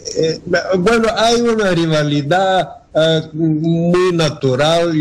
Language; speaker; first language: Spanish; non-native, learner; Bulgarian